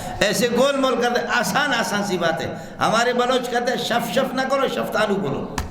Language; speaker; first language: Urdu; non-native, local second language; Brahui